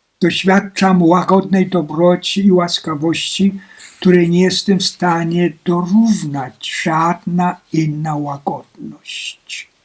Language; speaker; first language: Polish; native; Polish